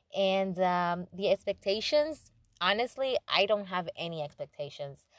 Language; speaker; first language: English; non-native, fluent; Spanish